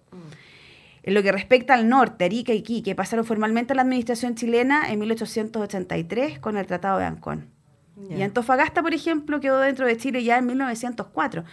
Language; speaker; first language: Spanish; native; Spanish